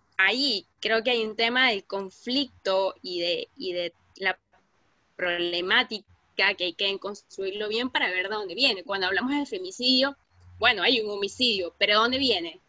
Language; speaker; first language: Spanish; native; Spanish